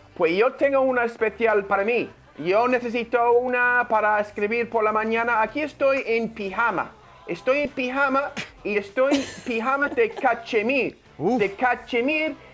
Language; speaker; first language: Spanish; non-native, fluent; English